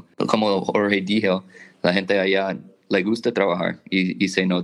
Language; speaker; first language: Spanish; non-native, fluent; English